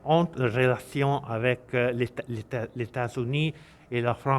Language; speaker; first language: French; non-native, learner; Italian